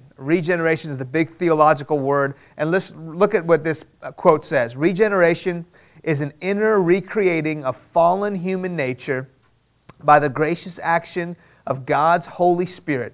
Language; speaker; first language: English; early bilingual, other home language; Persian